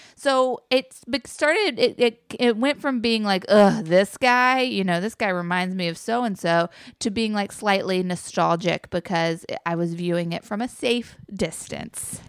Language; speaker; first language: English; native; English